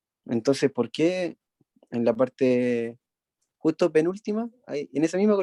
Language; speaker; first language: Spanish; native; Spanish